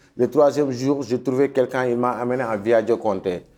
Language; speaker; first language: French; non-native, local second language; Wolof